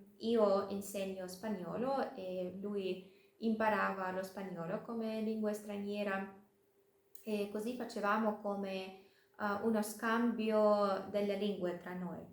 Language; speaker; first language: Italian; non-native, fluent; Russian